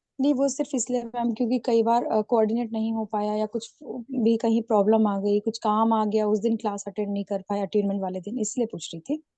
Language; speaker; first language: Hindi; native; Hindi